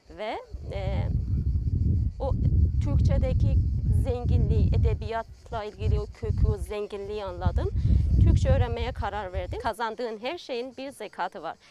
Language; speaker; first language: Turkish; non-native, fluent; Persian